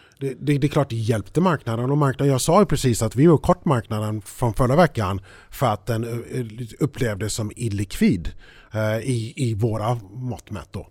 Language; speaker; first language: Swedish; early bilingual, heritage; English